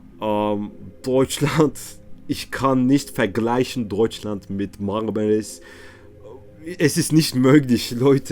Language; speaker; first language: German; non-native, learner; Turkish